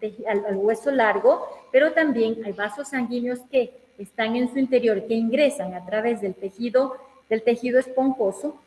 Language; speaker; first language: Spanish; native; Spanish